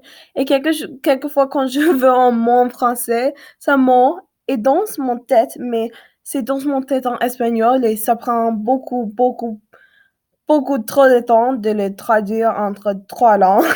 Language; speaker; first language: French; non-native, learner; English